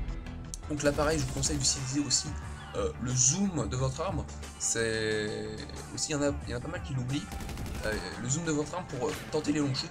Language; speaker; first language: French; native; French